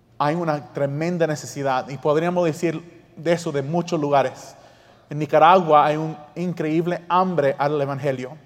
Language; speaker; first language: Spanish; early bilingual, heritage; Spanish